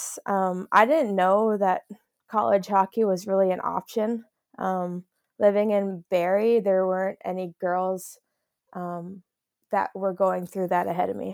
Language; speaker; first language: English; native; English